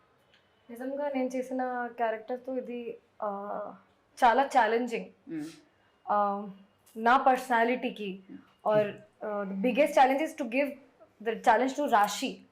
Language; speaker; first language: Telugu; non-native, learner; Hindi